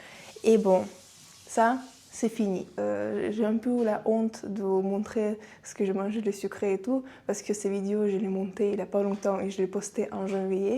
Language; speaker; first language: French; non-native, fluent; Russian